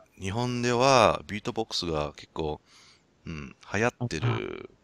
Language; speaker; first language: Japanese; non-native, learner; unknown